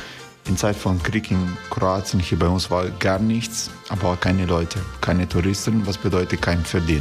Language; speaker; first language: German; non-native, fluent; Croatian